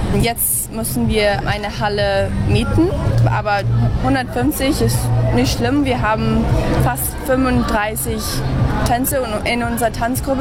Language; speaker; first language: German; early bilingual, heritage; English